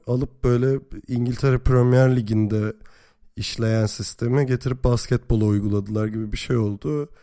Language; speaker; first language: Turkish; native; Turkish